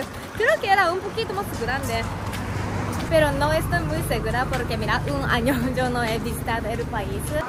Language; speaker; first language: Spanish; non-native, learner; Japanese